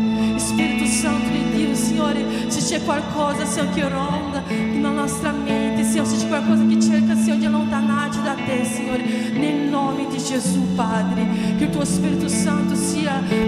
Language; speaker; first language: Italian; non-native, fluent; Portuguese